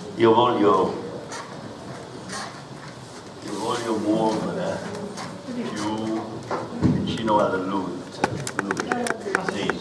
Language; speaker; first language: Italian; non-native, learner; English